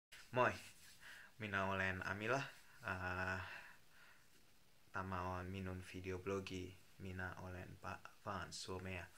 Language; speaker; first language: Finnish; non-native, learner; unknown